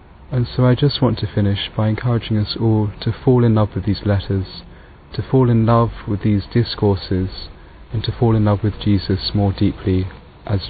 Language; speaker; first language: English; native; English